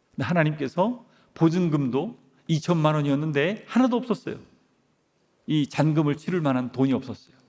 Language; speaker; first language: Korean; native; Korean